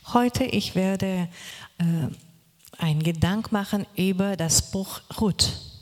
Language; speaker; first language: German; non-native, learner; Portuguese